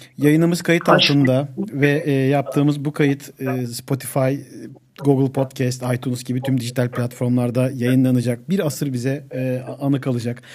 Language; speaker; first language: Turkish; native; Turkish